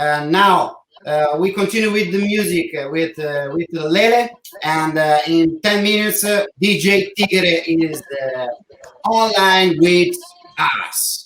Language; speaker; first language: English; non-native, learner; Italian